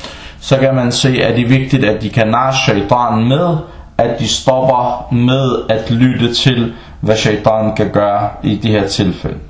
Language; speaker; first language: Danish; non-native, local second language; Arabic